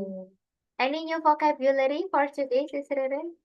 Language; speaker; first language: English; non-native, fluent; Indonesian